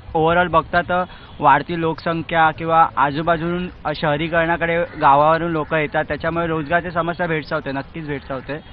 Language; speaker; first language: Marathi; native; Marathi